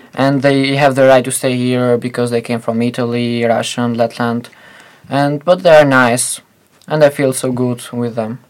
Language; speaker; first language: English; non-native, fluent; Albanian